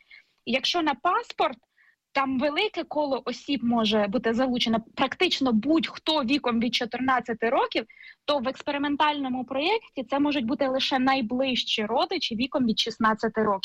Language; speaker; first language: Ukrainian; native; Ukrainian